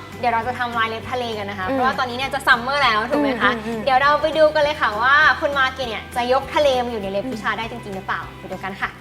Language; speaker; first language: Thai; native; Thai